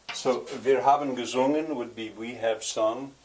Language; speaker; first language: German; non-native, learner; English